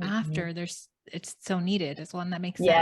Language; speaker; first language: English; native; English